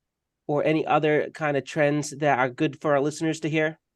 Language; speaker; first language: English; native; English